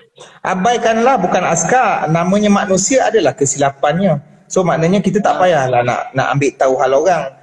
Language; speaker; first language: Malay; native; Malay